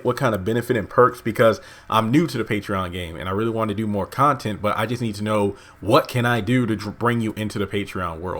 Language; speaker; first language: English; native; English